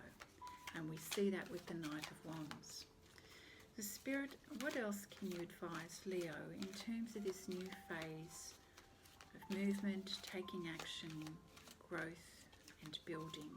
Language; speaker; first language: English; native; English